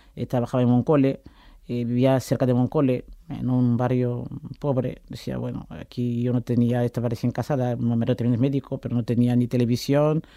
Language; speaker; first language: Spanish; non-native, fluent; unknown